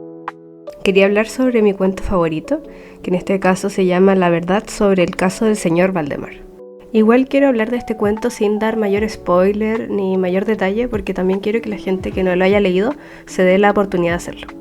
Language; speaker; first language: Spanish; native; Spanish